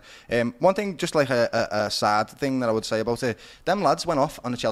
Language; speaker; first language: English; native; English